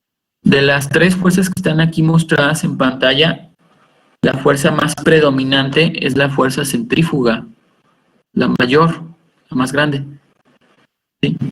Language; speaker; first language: Spanish; native; Spanish